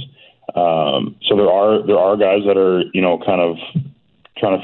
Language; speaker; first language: English; native; English